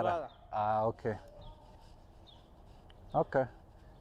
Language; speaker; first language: Spanish; non-native, learner; English